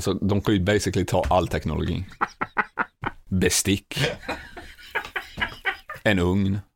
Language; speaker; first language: Swedish; native; Swedish